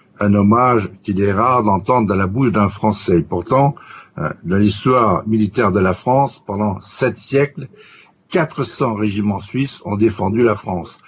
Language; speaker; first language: French; native; French